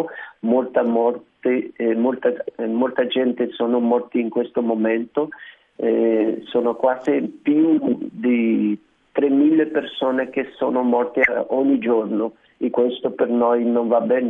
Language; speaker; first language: Italian; non-native, learner; Portuguese